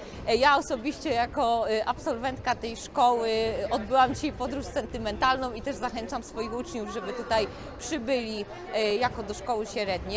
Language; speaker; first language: Polish; native; Polish